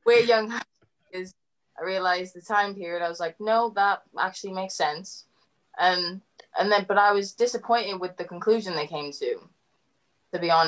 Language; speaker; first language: English; native; English